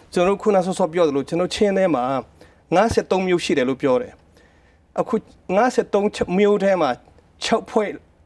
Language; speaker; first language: Burmese; non-native, local second language; Hakha Chin